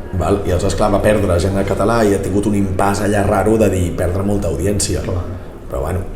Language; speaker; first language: Catalan; native; Catalan